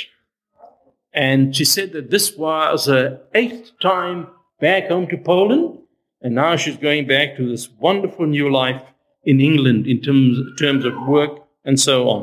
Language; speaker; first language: English; native; English